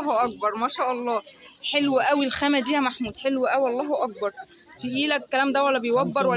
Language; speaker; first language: Arabic; native; Arabic